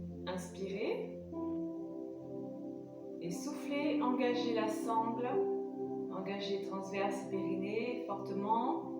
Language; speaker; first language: French; native; French